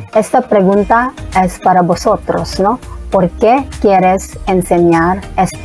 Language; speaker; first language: Spanish; non-native, fluent; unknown